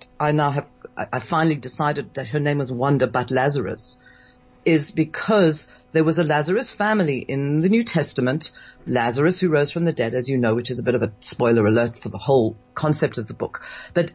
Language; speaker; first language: English; native; English